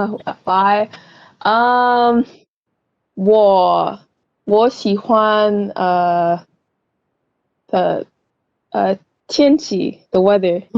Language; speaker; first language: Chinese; non-native, learner; English